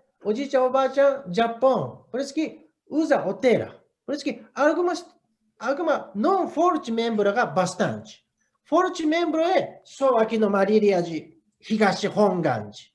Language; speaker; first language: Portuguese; non-native, learner; Japanese